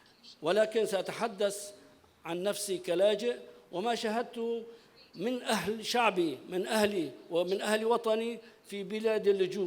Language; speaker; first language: Arabic; native; Arabic